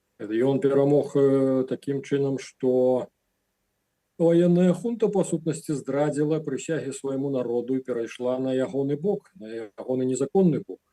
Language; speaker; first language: Belarusian; non-native, local second language; Russian